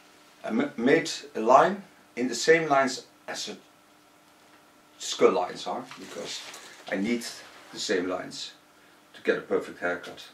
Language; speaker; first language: English; non-native, fluent; Dutch